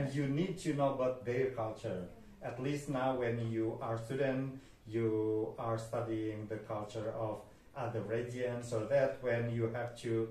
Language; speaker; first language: English; non-native, fluent; Indonesian